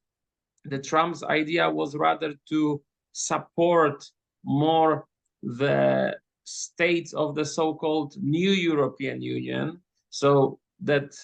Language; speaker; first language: English; non-native, fluent; Polish